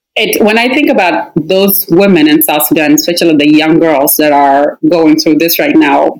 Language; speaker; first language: English; non-native, fluent; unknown